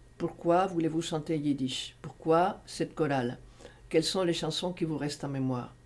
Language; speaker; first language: French; non-native, fluent; Spanish